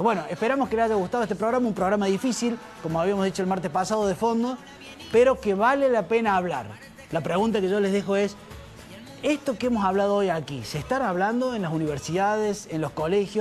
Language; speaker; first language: Spanish; native; Spanish